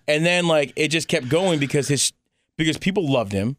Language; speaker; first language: English; native; English